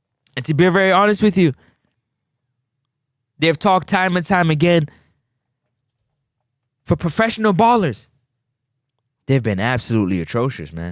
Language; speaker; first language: English; native; English